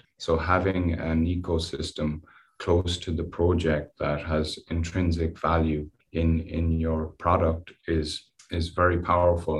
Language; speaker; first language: English; native; English